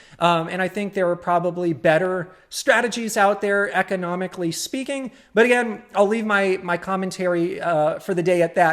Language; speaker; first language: English; native; English